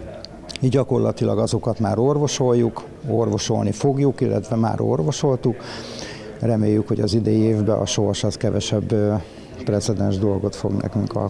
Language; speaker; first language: Hungarian; native; Hungarian